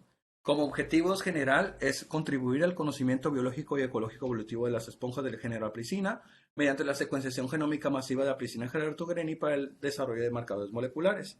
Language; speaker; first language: Spanish; native; Spanish